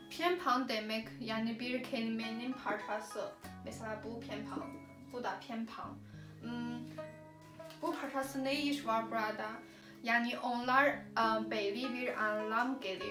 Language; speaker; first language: Turkish; non-native, learner; Chinese